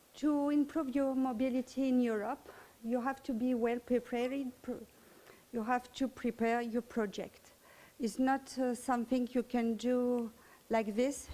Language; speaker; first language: English; non-native, learner; French